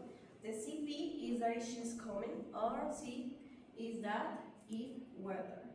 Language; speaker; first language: English; non-native, learner; Spanish